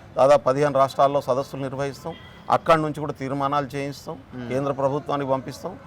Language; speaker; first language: Telugu; non-native, local second language; Lambadi